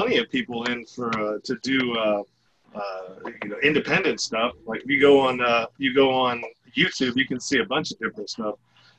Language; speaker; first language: English; native; English